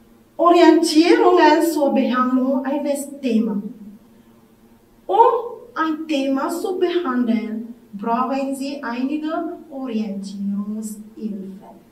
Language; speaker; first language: German; non-native, fluent; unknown